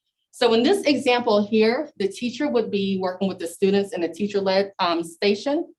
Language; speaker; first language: English; native; English